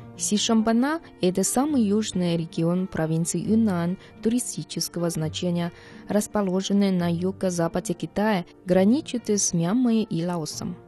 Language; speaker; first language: Russian; non-native, fluent; Chinese